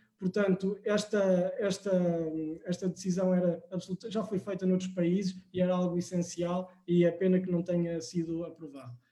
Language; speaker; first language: Portuguese; native; Portuguese